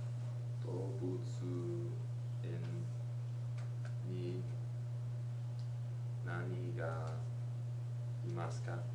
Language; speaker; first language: Japanese; non-native, learner; English